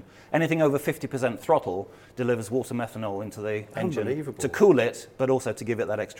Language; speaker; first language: English; native; English